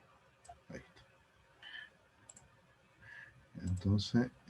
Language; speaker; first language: Spanish; native; Spanish